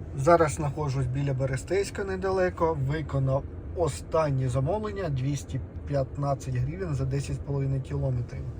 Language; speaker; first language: Ukrainian; non-native, local second language; Russian